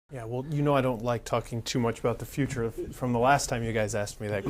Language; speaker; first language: English; native; English